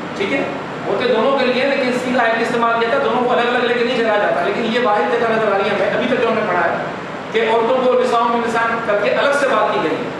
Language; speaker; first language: Urdu; non-native, local second language; Sindhi